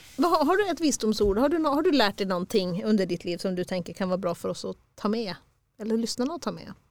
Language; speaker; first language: Swedish; native; Swedish